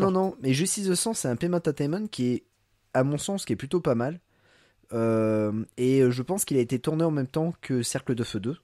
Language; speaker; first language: French; native; French